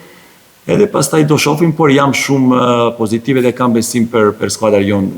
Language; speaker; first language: Albanian; non-native, learner; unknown